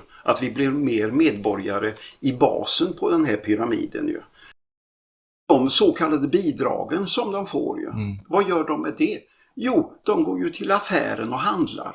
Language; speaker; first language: Swedish; native; Swedish